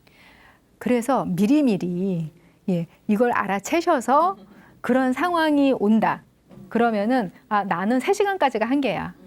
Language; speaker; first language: Korean; native; Korean